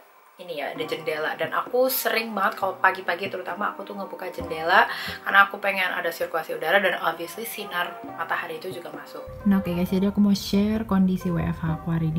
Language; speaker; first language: Indonesian; native; Indonesian